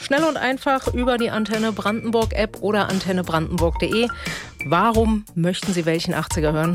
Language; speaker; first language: German; native; German